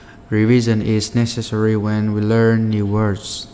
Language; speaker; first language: English; non-native, fluent; Vietnamese